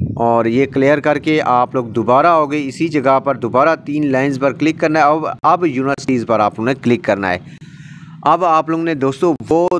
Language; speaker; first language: Urdu; native; Urdu